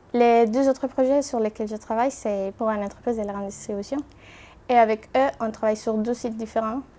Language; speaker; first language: French; non-native, fluent; Spanish